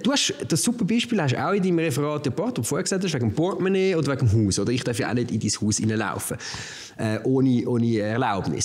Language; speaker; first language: German; native; German